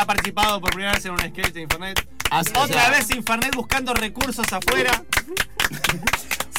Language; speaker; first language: Spanish; native; Spanish